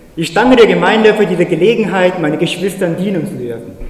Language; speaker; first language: German; early bilingual, other home language; Chinese